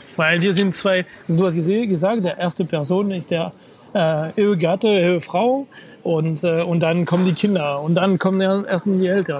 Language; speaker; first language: German; non-native, fluent; French